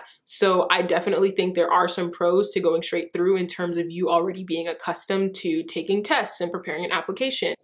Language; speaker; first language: English; early bilingual, other home language; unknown